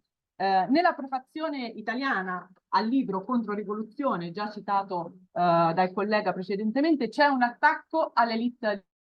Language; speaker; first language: Italian; native; Italian